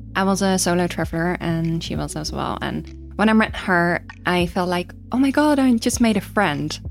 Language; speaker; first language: English; non-native, fluent; Dutch